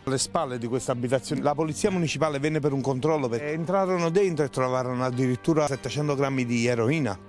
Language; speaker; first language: Italian; native; Italian